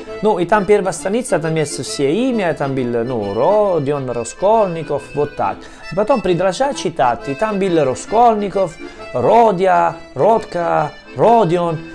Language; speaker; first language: Russian; non-native, learner; Italian